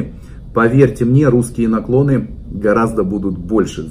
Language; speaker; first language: Russian; native; Russian